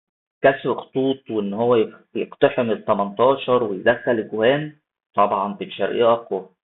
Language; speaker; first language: Arabic; native; Arabic